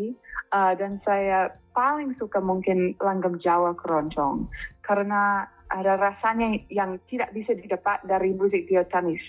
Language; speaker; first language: Indonesian; non-native, fluent; English